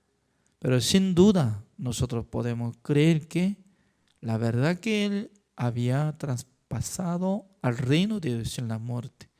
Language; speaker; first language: Spanish; non-native, learner; Korean